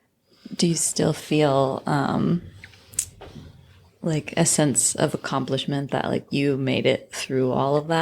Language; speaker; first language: English; native; English